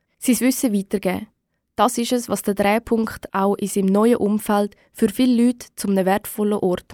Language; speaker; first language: German; native; German